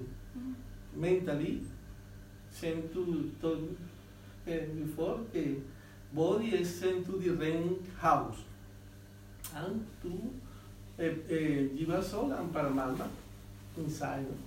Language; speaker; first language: English; non-native, learner; Spanish